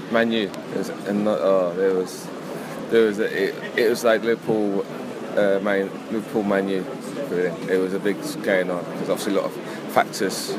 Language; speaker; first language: English; native; English